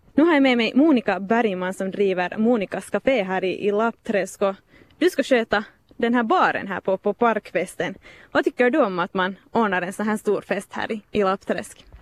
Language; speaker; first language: Swedish; native; Swedish